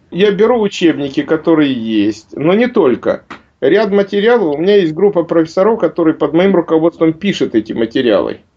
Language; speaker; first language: Russian; native; Russian